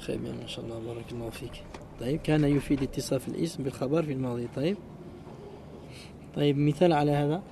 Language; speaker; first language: Arabic; non-native, fluent; French